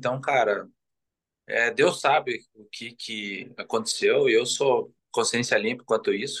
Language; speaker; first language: Portuguese; native; Portuguese